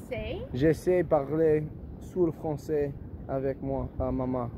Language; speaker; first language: French; non-native, learner; English